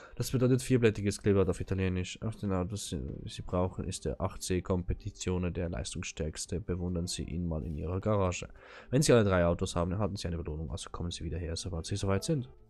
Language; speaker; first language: German; native; German